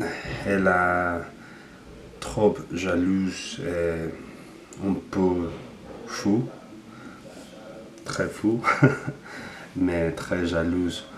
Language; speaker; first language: French; non-native, learner; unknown